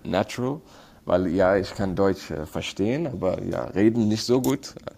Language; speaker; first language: German; non-native, learner; Arabic